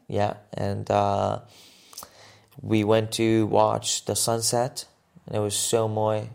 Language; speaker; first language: English; native; English